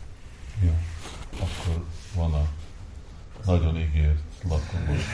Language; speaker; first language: Hungarian; early bilingual, heritage; Hungarian